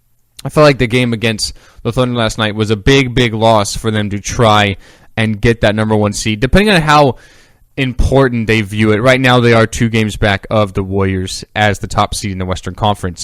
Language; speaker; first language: English; native; English